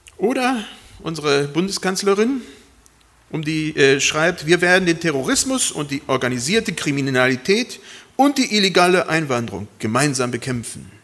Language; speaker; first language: German; early bilingual, other home language; Spanish